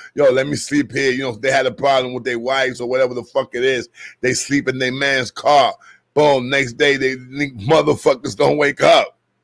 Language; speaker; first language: English; early bilingual, other home language; Spanish